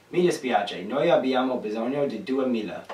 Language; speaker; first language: Italian; non-native, learner; English